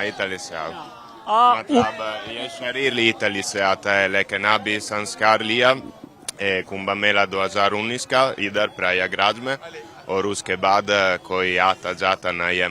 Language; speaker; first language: Hindi; non-native, learner; Italian